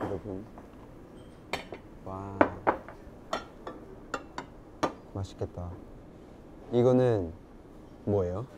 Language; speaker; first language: Korean; non-native, fluent; Cantonese